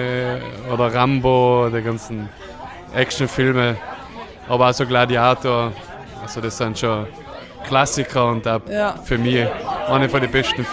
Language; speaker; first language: German; native; German